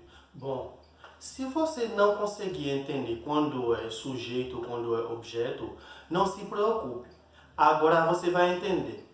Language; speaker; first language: Portuguese; non-native, fluent; Haitian Creole